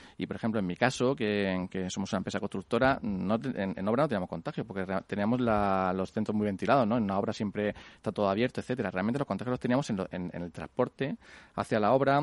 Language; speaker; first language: Spanish; native; Spanish